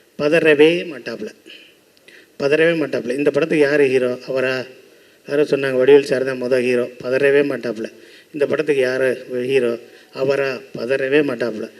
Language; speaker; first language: Tamil; native; Tamil